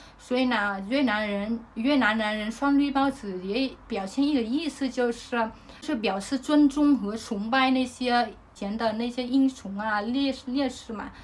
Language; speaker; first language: Chinese; non-native, fluent; Vietnamese